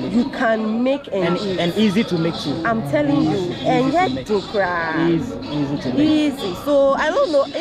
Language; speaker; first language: English; non-native, local second language; Yoruba